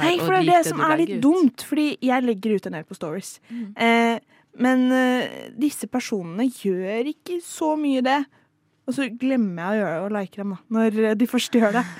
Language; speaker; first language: Norwegian; native; Norwegian